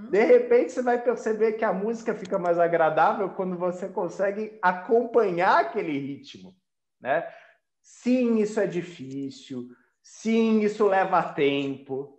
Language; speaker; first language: Portuguese; non-native, local second language; German